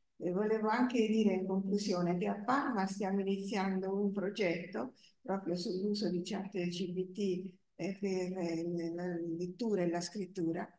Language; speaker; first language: Italian; native; Italian